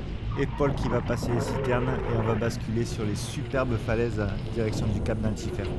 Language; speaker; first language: French; native; French